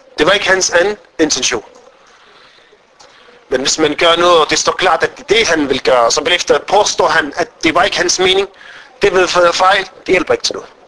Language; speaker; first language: Danish; non-native, fluent; Arabic